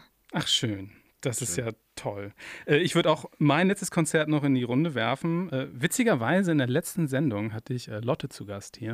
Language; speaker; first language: German; native; German